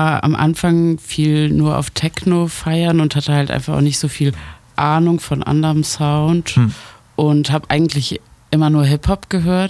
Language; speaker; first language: German; native; German